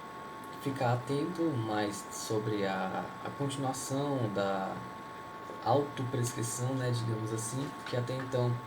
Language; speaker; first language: Portuguese; native; Portuguese